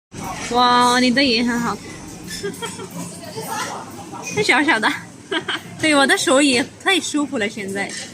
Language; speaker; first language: Chinese; non-native, learner; Urdu